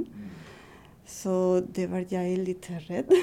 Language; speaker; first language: Norwegian; non-native, fluent; Spanish